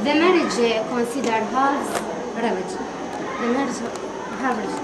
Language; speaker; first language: English; non-native, learner; Arabic